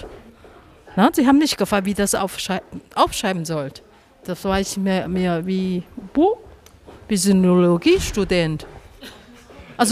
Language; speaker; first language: German; non-native, learner; Chinese